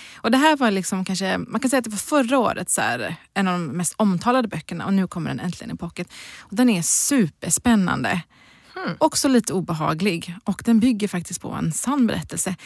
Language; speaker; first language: Swedish; native; Swedish